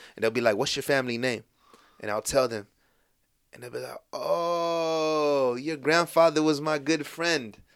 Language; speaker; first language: English; native; English